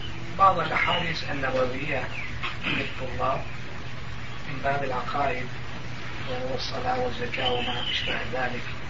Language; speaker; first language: Arabic; non-native, fluent; Turkish